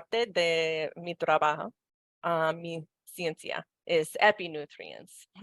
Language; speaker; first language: Spanish; non-native, learner; English